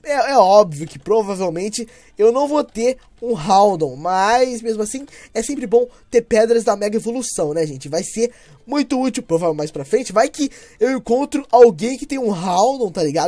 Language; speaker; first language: Portuguese; native; Portuguese